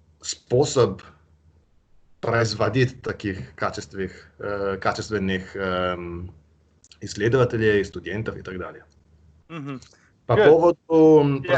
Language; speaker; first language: Russian; non-native, fluent; Italian